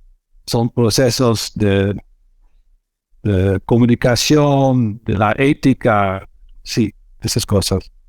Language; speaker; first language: Spanish; non-native, fluent; Dutch